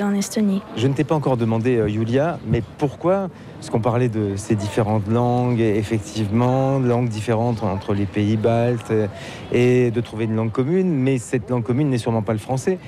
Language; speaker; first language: French; native; French